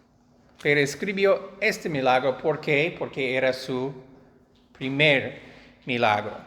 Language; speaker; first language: Spanish; non-native, fluent; English